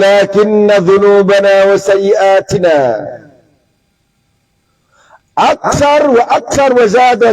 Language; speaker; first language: Arabic; non-native, fluent; Indonesian